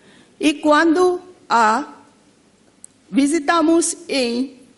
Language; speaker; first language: Portuguese; non-native, learner; Bangla